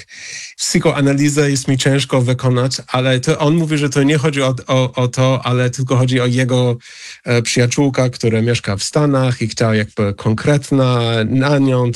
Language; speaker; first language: Polish; non-native, fluent; English